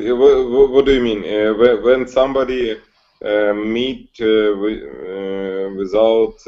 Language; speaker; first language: English; non-native, learner; Russian